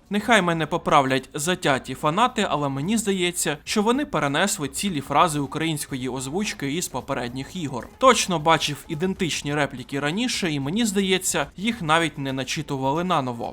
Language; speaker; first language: Ukrainian; native; Ukrainian